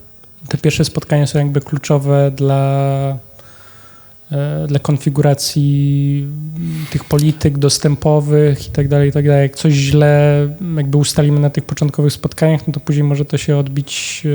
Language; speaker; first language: Polish; native; Polish